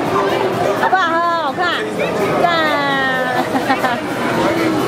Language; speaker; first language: Chinese; early bilingual, heritage; Chinese